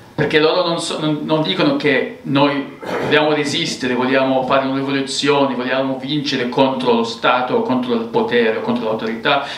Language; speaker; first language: Italian; non-native, learner; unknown